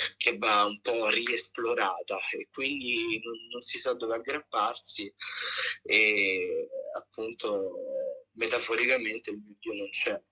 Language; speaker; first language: Italian; native; Italian